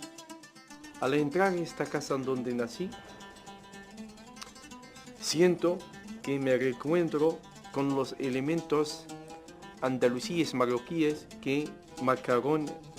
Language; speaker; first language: Spanish; non-native, fluent; Arabic